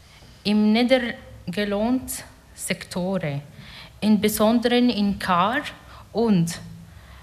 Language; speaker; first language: German; non-native, learner; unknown